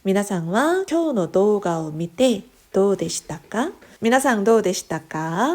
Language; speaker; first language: Japanese; non-native, fluent; Korean